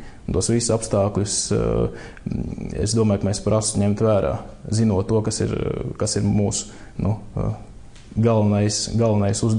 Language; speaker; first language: Latvian; native; Latvian